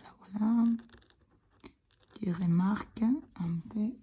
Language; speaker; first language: French; non-native, fluent; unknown